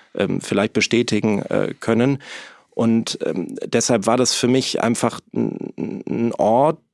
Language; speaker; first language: German; native; German